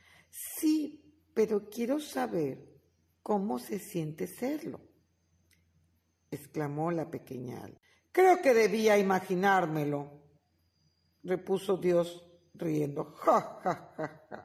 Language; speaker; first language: Spanish; native; Spanish